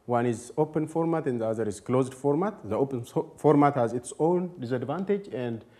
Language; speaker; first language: English; non-native, fluent; Amharic